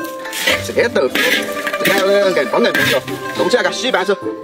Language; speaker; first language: Chinese; native; Chinese